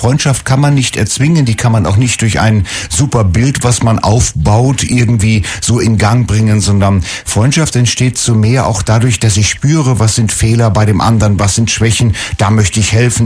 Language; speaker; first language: German; native; German